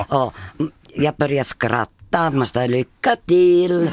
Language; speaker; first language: Swedish; non-native, fluent; Finnish